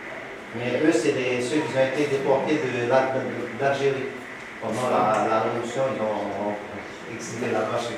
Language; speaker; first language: French; native; French